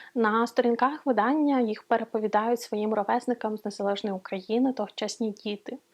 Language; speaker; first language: Ukrainian; non-native, local second language; Russian